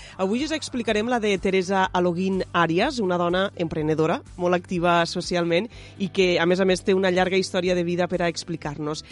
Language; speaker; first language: Catalan; native; Catalan